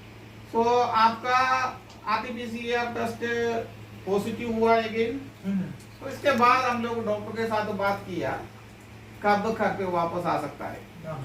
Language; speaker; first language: Hindi; non-native, local second language; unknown